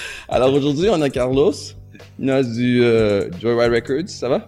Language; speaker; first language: French; native; French